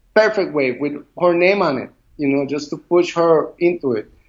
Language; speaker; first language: English; non-native, learner; Spanish